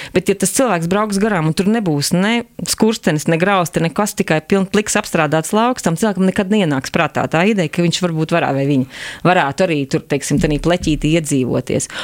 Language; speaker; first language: Latvian; native; Latvian